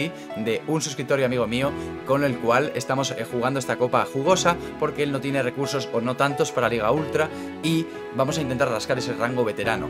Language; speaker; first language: Spanish; native; Spanish